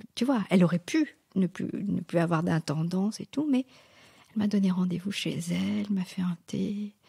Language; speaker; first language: French; non-native, local second language; Morisyen